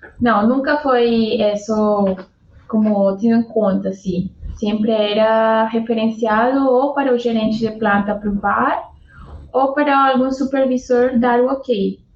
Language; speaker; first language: Portuguese; non-native, fluent; Spanish